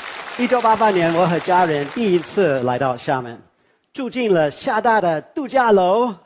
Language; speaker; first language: Chinese; non-native, fluent; English